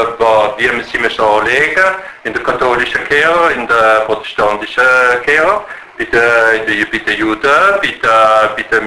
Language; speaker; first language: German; non-native, learner; French